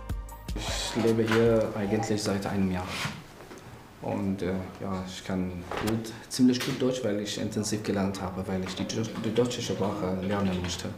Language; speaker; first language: German; non-native, learner; Arabic